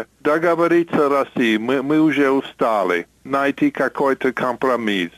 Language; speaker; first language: Russian; non-native, fluent; English